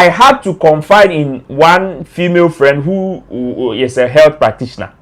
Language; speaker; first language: English; non-native, local second language; Akan